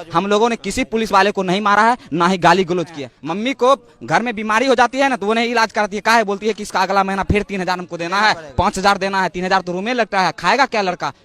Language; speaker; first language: Hindi; native; Hindi